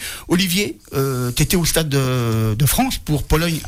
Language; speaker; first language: French; native; French